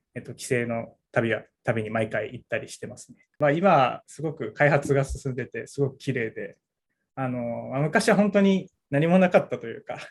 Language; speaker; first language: Japanese; native; Japanese